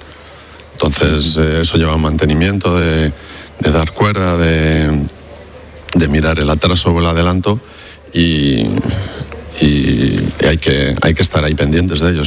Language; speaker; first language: Spanish; native; Spanish